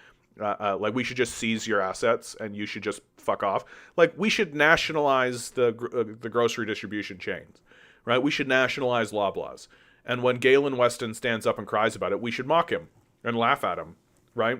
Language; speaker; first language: English; native; English